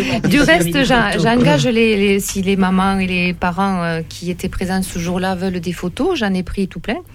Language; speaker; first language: French; native; French